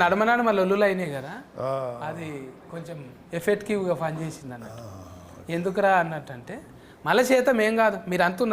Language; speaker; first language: Telugu; native; Telugu